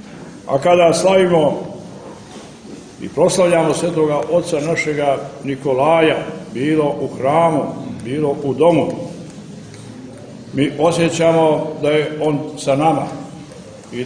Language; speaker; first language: Croatian; native; Croatian